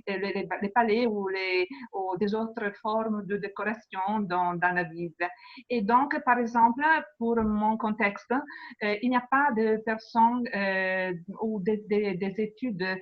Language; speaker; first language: French; non-native, fluent; Italian